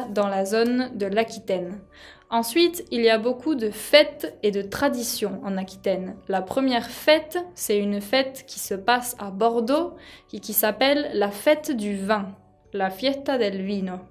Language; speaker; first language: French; non-native, fluent; Spanish